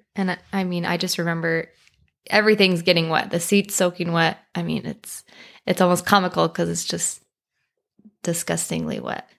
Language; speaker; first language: English; native; English